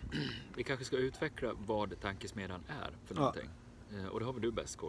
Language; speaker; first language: Swedish; native; Swedish